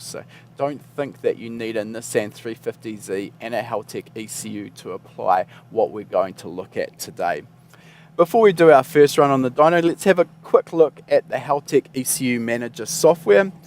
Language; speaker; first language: English; native; English